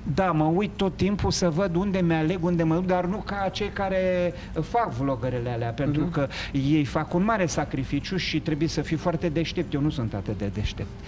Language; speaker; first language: Romanian; native; Romanian